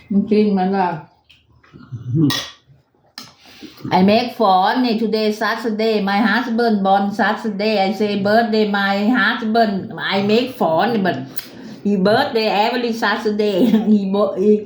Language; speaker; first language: English; non-native, learner; Thai